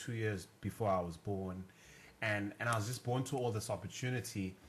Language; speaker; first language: English; non-native, local second language; North Ndebele